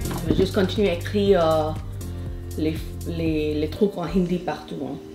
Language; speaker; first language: French; non-native, fluent; Hindi